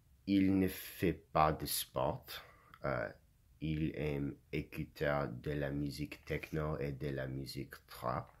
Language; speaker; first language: French; non-native, learner; English